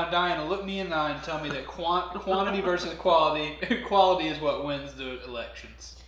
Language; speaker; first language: English; native; English